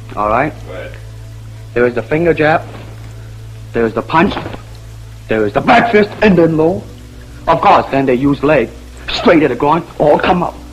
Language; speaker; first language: English; non-native, local second language; Cantonese